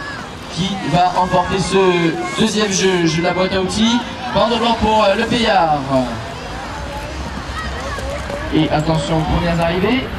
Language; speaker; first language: French; native; French